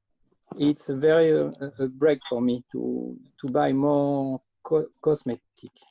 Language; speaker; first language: English; non-native, learner; French